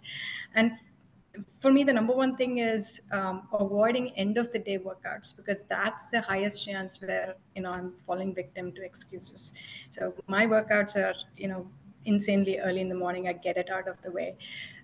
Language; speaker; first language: English; non-native, local second language; Telugu